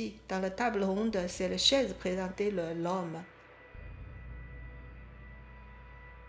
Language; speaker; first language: French; non-native, fluent; Chinese